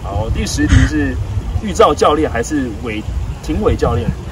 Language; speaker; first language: Chinese; native; Chinese